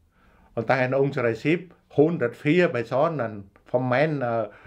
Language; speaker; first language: German; non-native, learner; Vietnamese